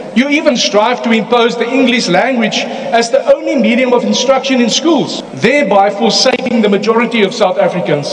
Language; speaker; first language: English; non-native, local second language; Afrikaans